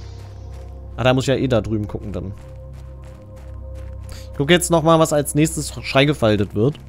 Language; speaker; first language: German; native; German